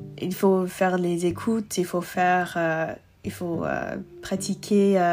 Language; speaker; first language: French; non-native, learner; English